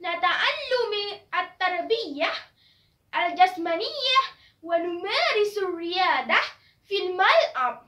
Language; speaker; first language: Arabic; non-native, learner; Malay